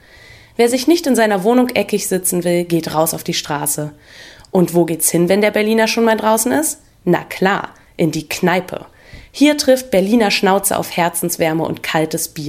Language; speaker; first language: German; native; German